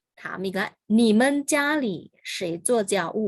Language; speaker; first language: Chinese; non-native, fluent; Thai